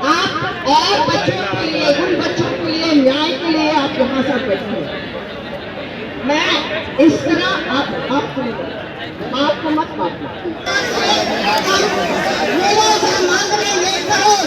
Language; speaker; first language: Hindi; non-native, local second language; Telugu